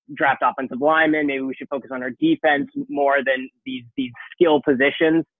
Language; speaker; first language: English; native; English